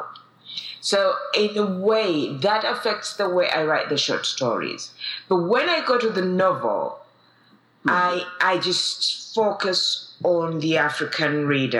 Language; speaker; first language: English; non-native, local second language; Ganda